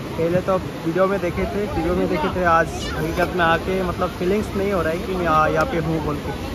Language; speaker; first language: Hindi; non-native, local second language; Assamese